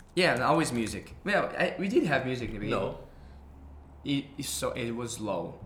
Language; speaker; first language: English; non-native, fluent; Portuguese